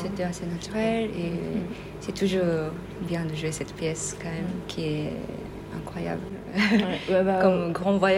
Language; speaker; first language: French; non-native, fluent; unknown